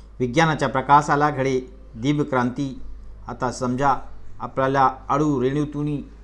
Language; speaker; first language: Marathi; non-native, local second language; Hindi